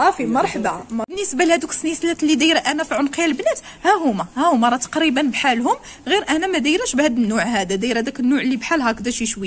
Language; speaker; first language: Arabic; native; Arabic